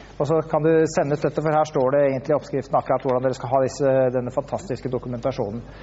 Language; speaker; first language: Norwegian; native; Norwegian